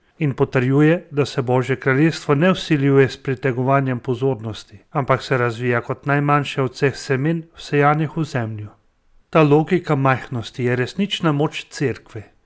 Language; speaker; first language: Slovenian; native; Slovenian